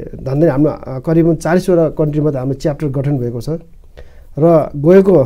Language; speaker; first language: Nepali; non-native, local second language; Eastern Tamang